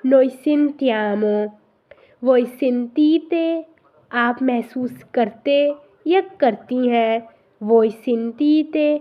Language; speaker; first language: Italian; non-native, fluent; Urdu